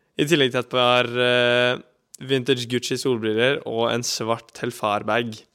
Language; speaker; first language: Norwegian; native; Norwegian